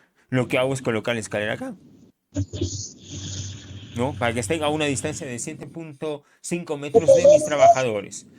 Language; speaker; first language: Spanish; native; Spanish